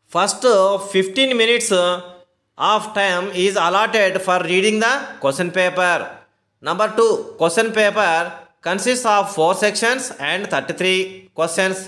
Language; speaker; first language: English; non-native, local second language; Telugu